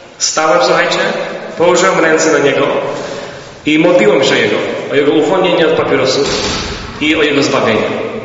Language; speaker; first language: Polish; early bilingual, heritage; Polish